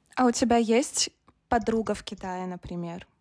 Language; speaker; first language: Russian; native; Russian